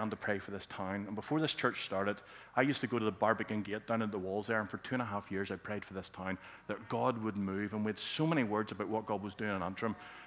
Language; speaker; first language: English; native; English